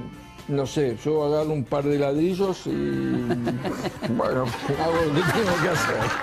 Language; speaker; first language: Spanish; native; Spanish